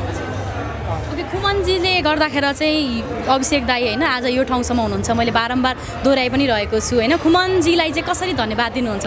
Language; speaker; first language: Nepali; native; Nepali